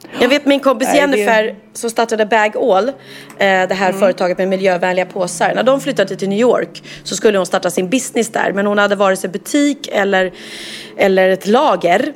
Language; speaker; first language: Swedish; native; Swedish